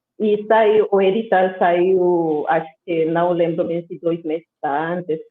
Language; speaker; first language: Portuguese; non-native, fluent; Spanish